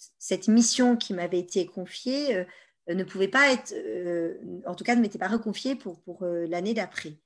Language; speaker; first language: French; native; French